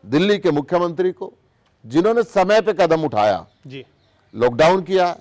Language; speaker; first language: Hindi; native; Hindi